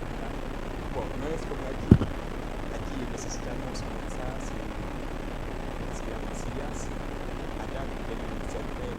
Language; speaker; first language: Spanish; non-native, fluent; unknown